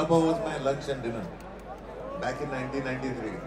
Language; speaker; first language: English; non-native, local second language; Hindi